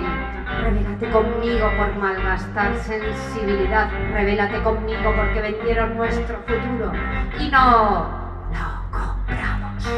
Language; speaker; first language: Spanish; native; Spanish